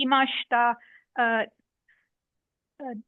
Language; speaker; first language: Japanese; non-native, learner; English